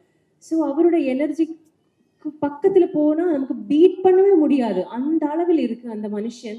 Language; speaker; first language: Tamil; non-native, learner; Malayalam